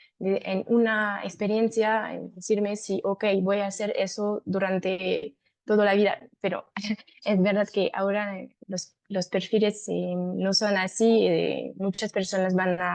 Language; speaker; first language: Spanish; non-native, fluent; French